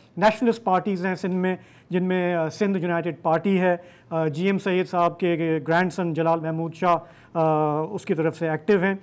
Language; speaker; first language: Urdu; non-native, local second language; Sindhi